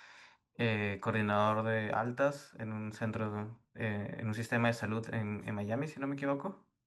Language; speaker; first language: Spanish; native; Spanish